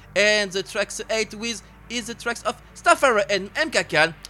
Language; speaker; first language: English; non-native, learner; French